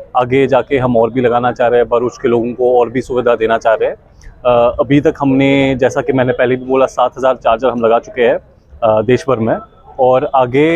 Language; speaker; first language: Hindi; native; Hindi